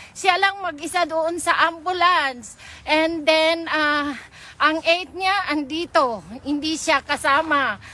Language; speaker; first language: Filipino; non-native, local second language; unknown